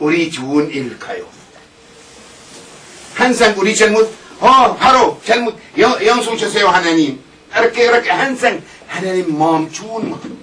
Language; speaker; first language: Korean; non-native, learner; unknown